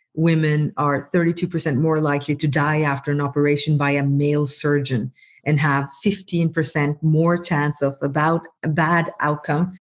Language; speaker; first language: English; non-native, fluent; Norwegian